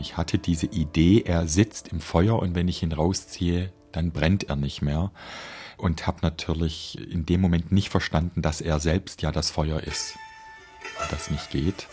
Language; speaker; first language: German; native; German